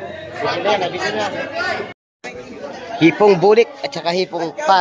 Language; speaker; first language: Filipino; native; Filipino